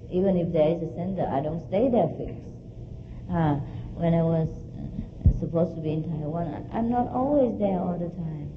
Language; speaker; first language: English; non-native, fluent; Vietnamese